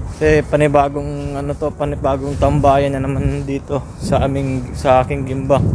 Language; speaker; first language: Filipino; native; Filipino